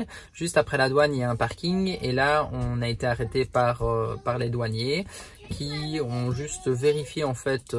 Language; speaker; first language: French; native; French